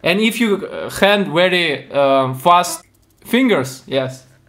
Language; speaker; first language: English; non-native, learner; Russian